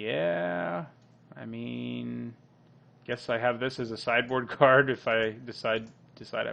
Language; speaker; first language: English; native; English